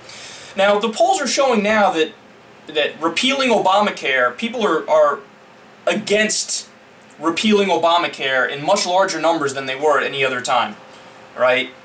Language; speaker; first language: English; native; English